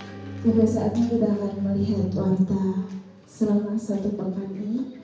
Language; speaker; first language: Indonesian; native; Indonesian